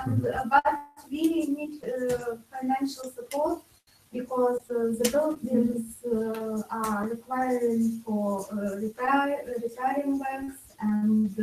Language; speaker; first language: English; non-native, learner; Ukrainian